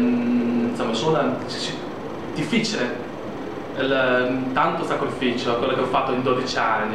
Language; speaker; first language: Italian; non-native, learner; Chinese